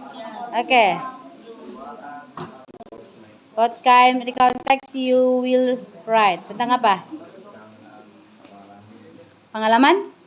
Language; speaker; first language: English; non-native, learner; Indonesian